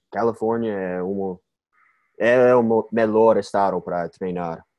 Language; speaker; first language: Portuguese; non-native, learner; English